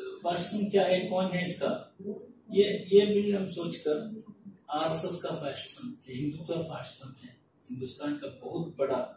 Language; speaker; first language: Hindi; non-native, local second language; Malayalam